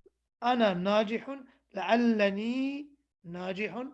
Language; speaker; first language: Arabic; non-native, fluent; English